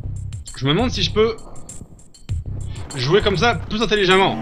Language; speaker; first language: French; native; French